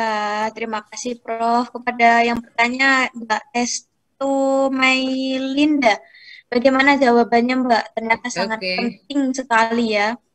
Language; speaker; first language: Indonesian; native; Indonesian